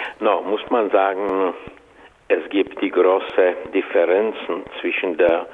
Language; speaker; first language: German; non-native, fluent; Czech